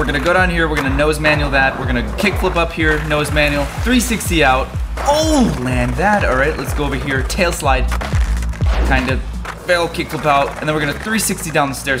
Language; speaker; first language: English; native; English